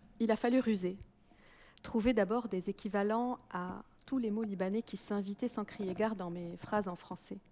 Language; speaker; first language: French; native; French